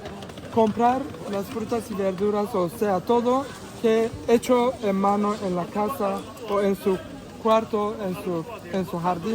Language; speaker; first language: Spanish; non-native, learner; Turkish